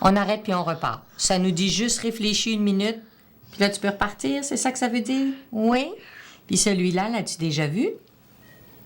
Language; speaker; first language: French; native; French